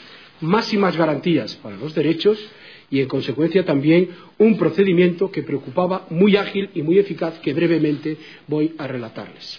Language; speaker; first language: Spanish; native; Spanish